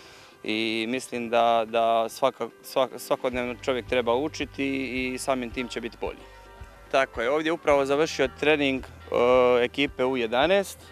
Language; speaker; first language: Croatian; native; Croatian